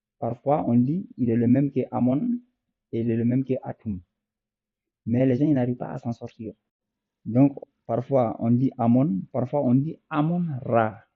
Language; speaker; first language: French; non-native, local second language; Fula